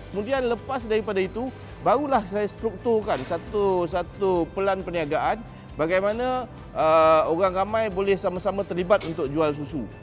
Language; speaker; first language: Malay; native; Malay